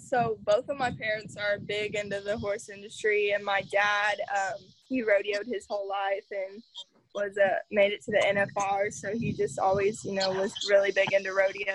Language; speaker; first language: English; native; English